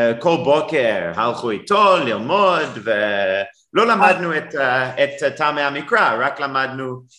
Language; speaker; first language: Hebrew; non-native, fluent; English